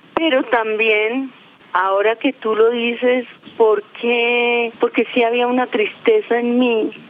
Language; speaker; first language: Spanish; native; Spanish